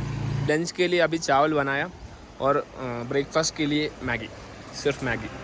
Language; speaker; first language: Hindi; non-native, local second language; Malayalam